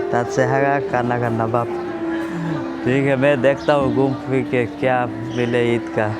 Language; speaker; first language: Hindi; non-native, learner; Bangla